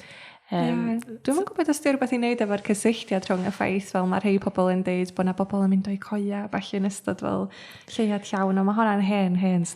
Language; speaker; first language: Welsh; native; Welsh